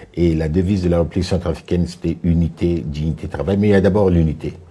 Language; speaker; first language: French; non-native, local second language; Sango